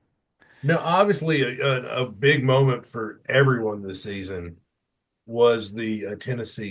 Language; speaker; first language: English; native; English